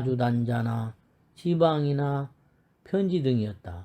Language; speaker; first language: Korean; native; Korean